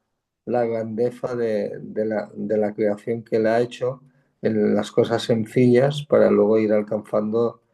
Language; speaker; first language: Spanish; native; Spanish